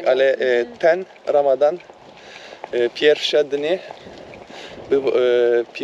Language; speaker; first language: Polish; non-native, learner; Turkish